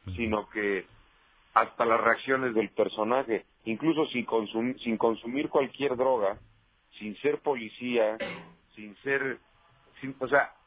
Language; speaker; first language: Spanish; native; Spanish